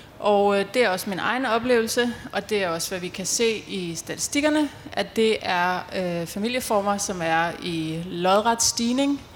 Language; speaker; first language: Danish; native; Danish